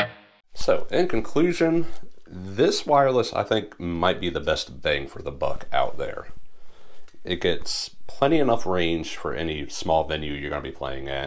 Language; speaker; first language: English; native; English